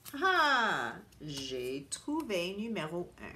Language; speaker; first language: French; non-native, learner; English